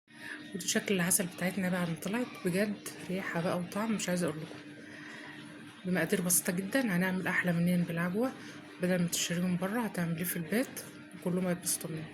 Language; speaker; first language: Arabic; native; Arabic